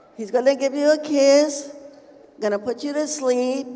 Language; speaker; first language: English; early bilingual, other home language; Spanish